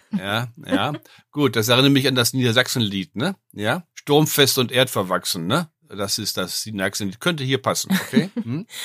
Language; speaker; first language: German; native; German